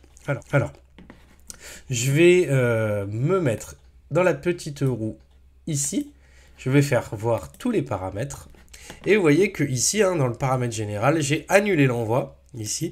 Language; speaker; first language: French; native; French